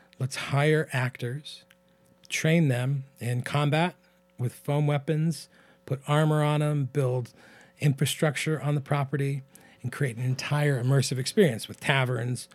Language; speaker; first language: English; native; English